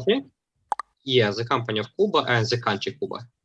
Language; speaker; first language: English; non-native, learner; Russian